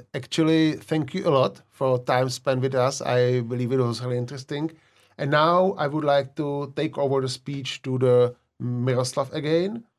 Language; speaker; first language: English; non-native, fluent; Czech